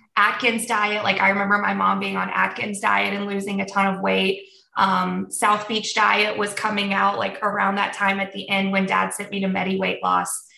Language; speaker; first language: English; early bilingual, other home language; Polish